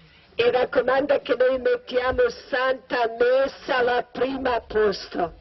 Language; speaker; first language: Italian; non-native, learner; Croatian